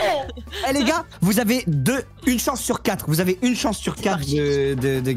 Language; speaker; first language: French; native; French